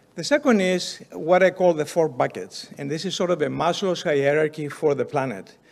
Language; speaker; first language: English; non-native, fluent; Greek